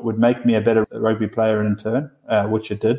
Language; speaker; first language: English; native; English